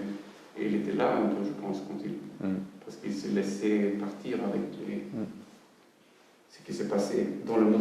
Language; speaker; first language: French; non-native, fluent; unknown